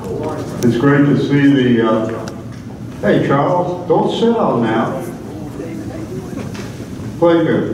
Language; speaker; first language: English; native; English